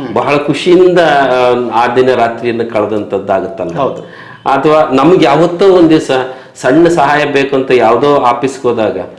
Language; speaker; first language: Kannada; native; Kannada